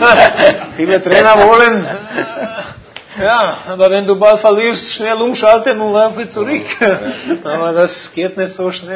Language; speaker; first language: German; non-native, fluent; Croatian